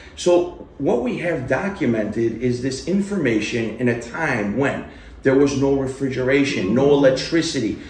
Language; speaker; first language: English; early bilingual, other home language; Italian